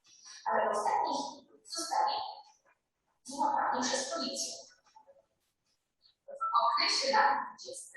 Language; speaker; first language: Polish; native; Polish